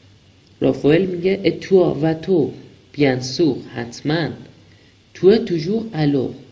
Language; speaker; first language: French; non-native, fluent; Persian